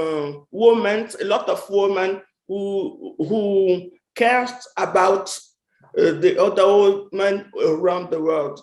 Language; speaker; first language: English; non-native, fluent; French